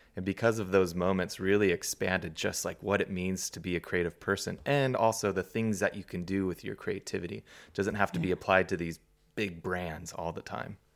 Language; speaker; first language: English; native; English